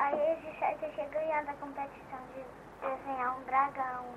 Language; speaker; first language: Portuguese; early bilingual, heritage; Portuguese